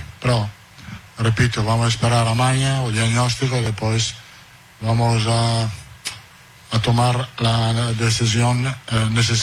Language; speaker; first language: Portuguese; non-native, fluent; Italian